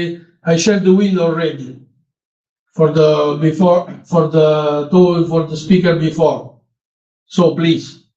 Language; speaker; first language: English; non-native, learner; Italian